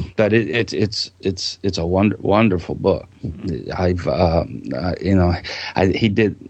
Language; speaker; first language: English; native; English